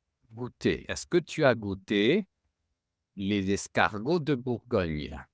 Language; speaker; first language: French; non-native, fluent; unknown